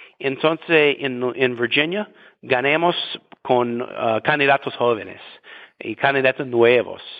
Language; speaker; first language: Spanish; non-native, fluent; English